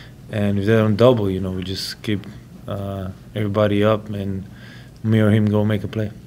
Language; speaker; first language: English; non-native, fluent; Slovenian